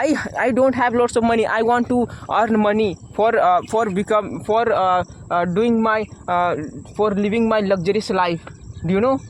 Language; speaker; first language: English; non-native, learner; Hindi